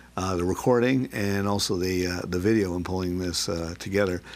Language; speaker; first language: English; native; English